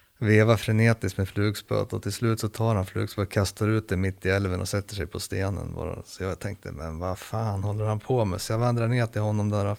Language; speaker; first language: Swedish; native; Swedish